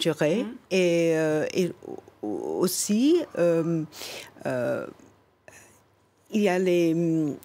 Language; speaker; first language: French; non-native, fluent; English